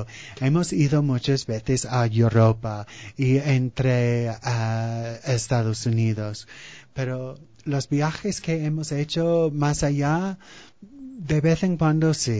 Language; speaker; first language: Spanish; non-native, fluent; English